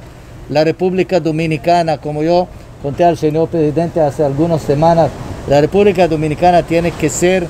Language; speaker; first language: Spanish; non-native, fluent; Hebrew